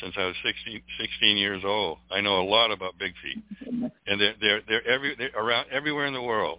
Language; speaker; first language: English; native; English